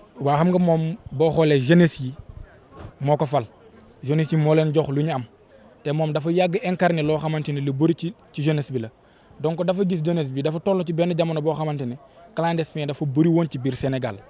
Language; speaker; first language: Wolof; non-native, local second language; Fula